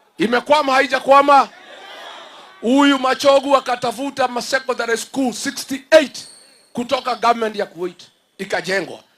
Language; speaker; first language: Swahili; non-native, local second language; Kikuyu